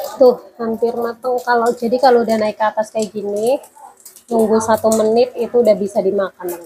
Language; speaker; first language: Indonesian; non-native, local second language; Javanese